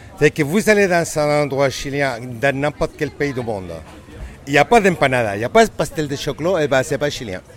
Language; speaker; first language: French; non-native, fluent; Spanish